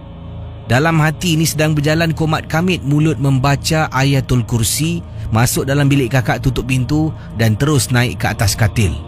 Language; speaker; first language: Malay; native; Malay